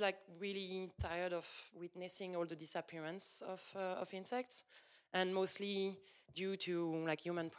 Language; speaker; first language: English; non-native, fluent; French